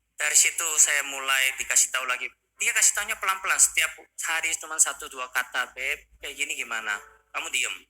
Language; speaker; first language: Indonesian; non-native, fluent; Korean